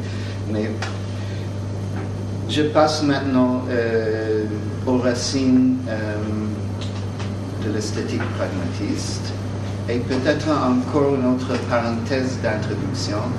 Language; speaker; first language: French; non-native, fluent; English